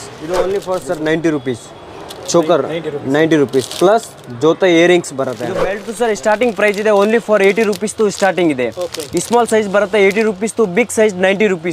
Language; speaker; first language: Kannada; non-native, local second language; Hindi